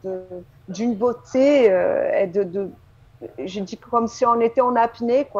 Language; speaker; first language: French; non-native, fluent; Portuguese